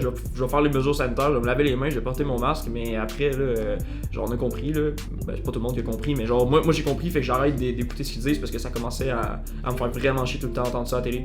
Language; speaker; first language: French; native; French